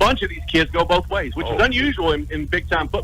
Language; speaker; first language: English; native; English